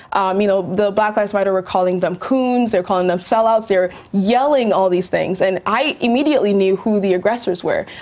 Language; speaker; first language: English; native; English